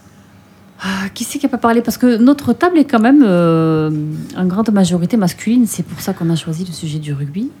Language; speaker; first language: French; native; French